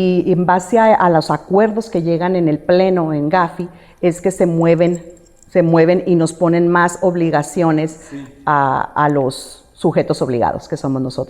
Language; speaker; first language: Spanish; native; Spanish